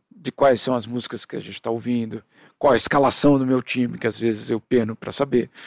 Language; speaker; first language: Portuguese; early bilingual, other home language; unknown